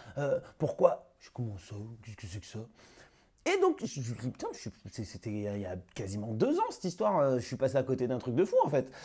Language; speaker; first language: French; native; French